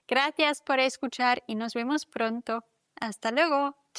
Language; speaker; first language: Spanish; non-native, fluent; German